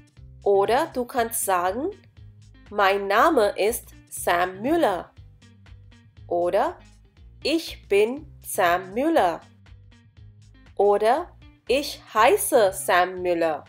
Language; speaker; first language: German; non-native, fluent; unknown